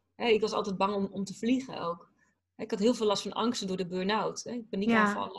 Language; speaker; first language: Dutch; native; Dutch